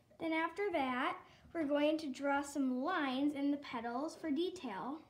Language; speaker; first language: English; native; English